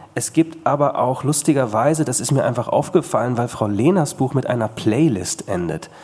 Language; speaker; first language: German; native; German